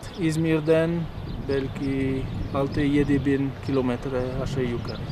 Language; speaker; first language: Turkish; non-native, learner; French